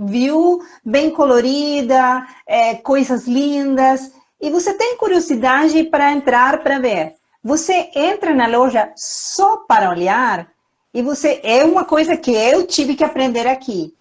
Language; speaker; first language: Portuguese; non-native, fluent; Spanish